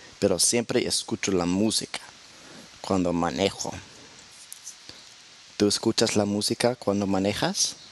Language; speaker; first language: Spanish; non-native, fluent; English